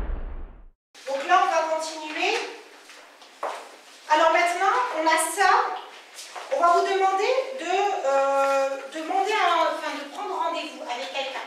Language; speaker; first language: French; native; French